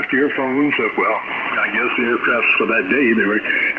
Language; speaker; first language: English; native; English